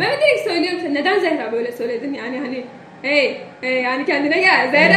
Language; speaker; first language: Turkish; non-native, fluent; Indonesian